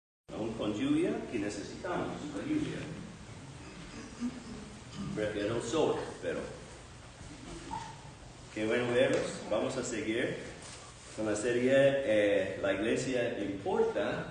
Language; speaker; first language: Spanish; non-native, fluent; English